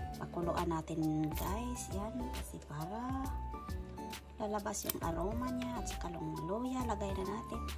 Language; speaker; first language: Filipino; non-native, local second language; Cebuano